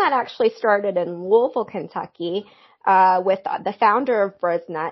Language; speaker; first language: English; native; English